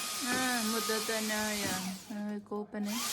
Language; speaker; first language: Dutch; non-native, learner; Filipino